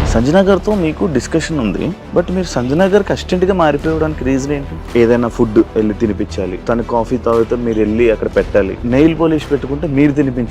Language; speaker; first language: Telugu; native; Telugu